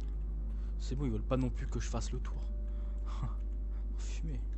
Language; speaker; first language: French; native; French